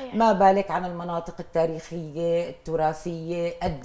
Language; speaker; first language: Arabic; native; Arabic